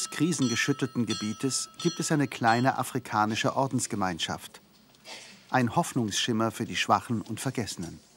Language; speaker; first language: German; native; German